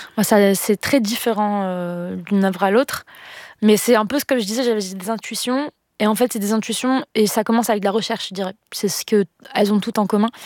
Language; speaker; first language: French; non-native, local second language; Arabic